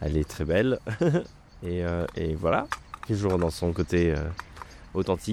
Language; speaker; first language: French; native; French